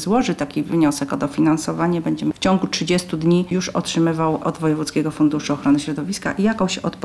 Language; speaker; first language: Polish; native; Polish